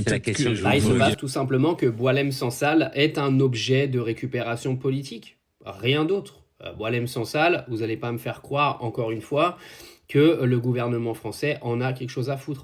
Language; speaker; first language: French; native; French